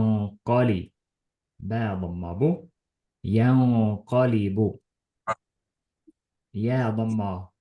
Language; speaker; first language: Arabic; non-native, fluent; Estonian